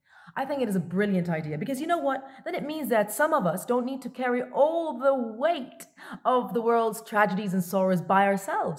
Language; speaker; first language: English; non-native, local second language; Arabic